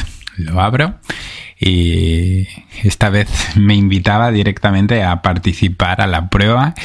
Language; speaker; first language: Spanish; native; Spanish